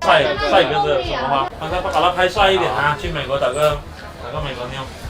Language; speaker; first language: Chinese; native; Chinese